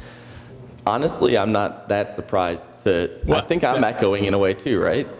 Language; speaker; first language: English; native; English